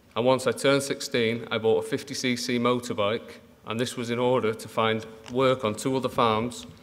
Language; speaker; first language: English; native; English